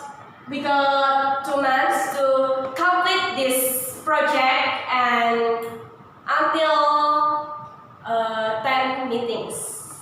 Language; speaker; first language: English; non-native, learner; Indonesian